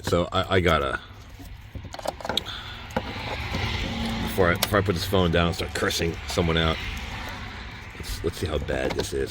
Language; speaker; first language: English; native; English